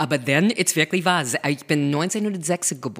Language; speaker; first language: German; non-native, fluent; English